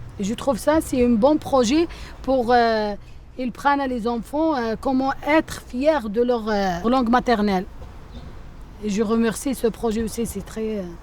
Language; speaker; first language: French; non-native, local second language; Arabic